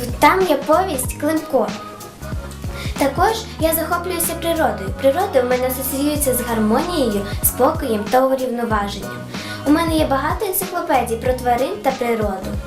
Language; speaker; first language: Ukrainian; non-native, local second language; Russian